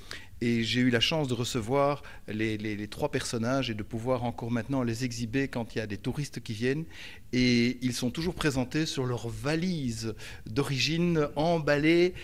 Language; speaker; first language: French; native; French